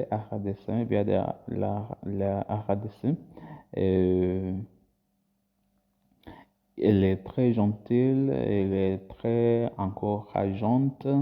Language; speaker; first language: French; non-native, learner; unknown